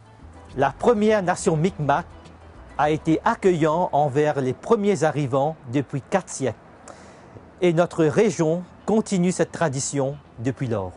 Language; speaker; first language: French; native; French